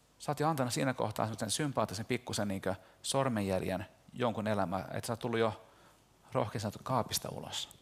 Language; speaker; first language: Finnish; early bilingual, heritage; Finnish